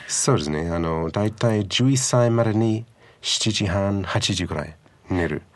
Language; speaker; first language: Japanese; non-native, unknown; English